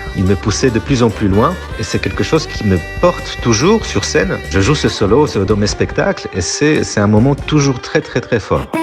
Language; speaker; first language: French; non-native, fluent; Polish